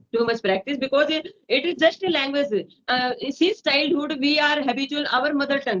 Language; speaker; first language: English; non-native, learner; Hindi